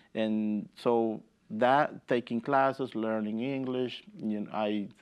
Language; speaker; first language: English; non-native, fluent; Spanish